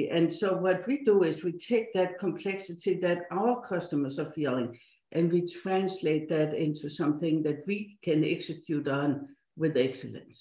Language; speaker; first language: English; non-native, fluent; Danish